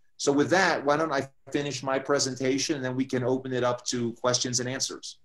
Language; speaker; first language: English; early bilingual, other home language; Spanish